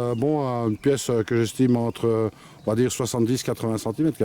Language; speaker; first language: French; native; French